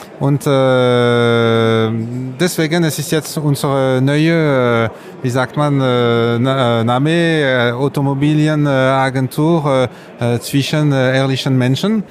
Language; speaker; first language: German; non-native, learner; French